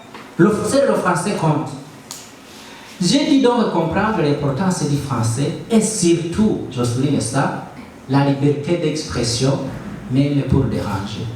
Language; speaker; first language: French; non-native, local second language; Rundi